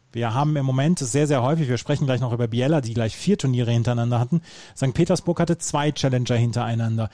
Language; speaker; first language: German; native; German